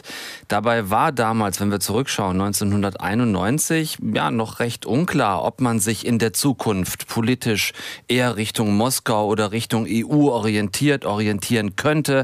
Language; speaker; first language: German; native; German